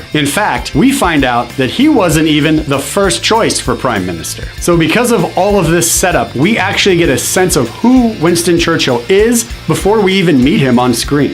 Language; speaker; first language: English; native; English